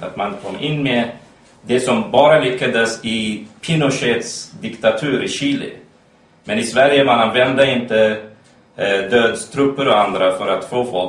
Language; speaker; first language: Swedish; non-native, fluent; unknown